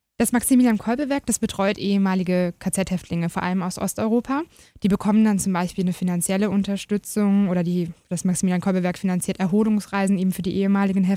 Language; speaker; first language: German; native; German